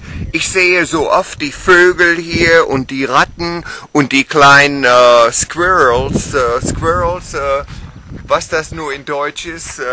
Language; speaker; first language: German; non-native, fluent; English